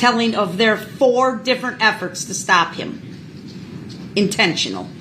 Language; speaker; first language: English; native; English